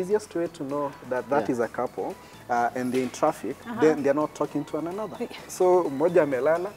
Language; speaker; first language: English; non-native, local second language; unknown